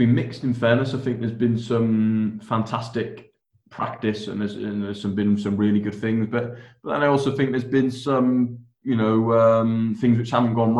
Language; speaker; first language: English; native; English